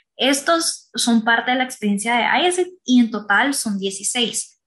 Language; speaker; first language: Spanish; native; Spanish